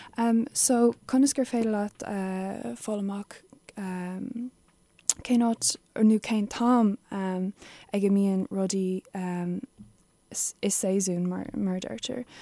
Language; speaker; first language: Irish; non-native, local second language; English